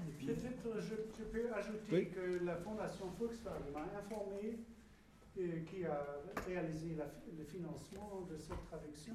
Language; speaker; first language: French; non-native, fluent; German